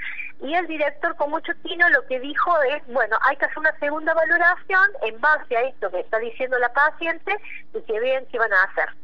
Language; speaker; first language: Spanish; native; Spanish